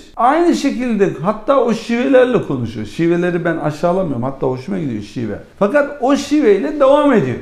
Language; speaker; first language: Turkish; early bilingual, heritage; Turkish